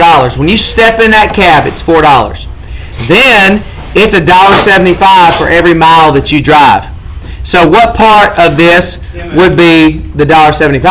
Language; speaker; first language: English; native; English